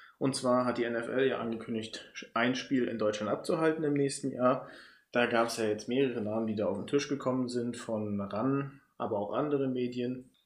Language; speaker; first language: German; native; German